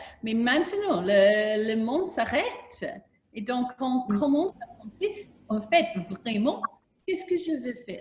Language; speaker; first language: French; non-native, learner; English